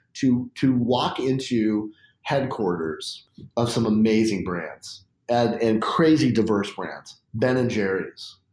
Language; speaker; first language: English; native; English